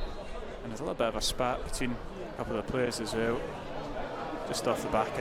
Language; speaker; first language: English; native; English